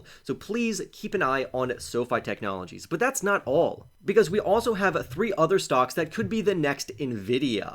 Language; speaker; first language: English; native; English